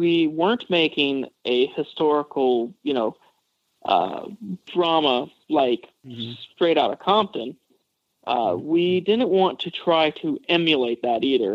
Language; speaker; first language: English; native; English